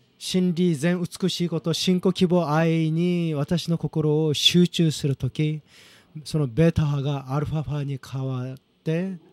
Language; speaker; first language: Japanese; non-native, fluent; Korean